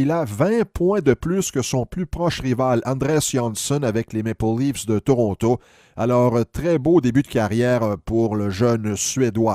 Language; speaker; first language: French; native; French